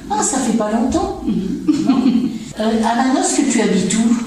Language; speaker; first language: French; native; French